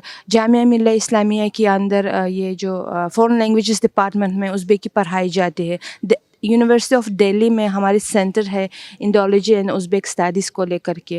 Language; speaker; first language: Hindi; non-native, fluent; Uzbek